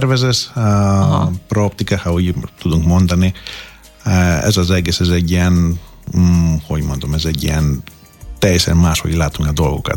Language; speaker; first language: Hungarian; non-native, learner; Greek